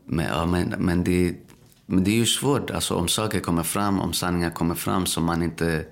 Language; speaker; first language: Swedish; early bilingual, other home language; Spanish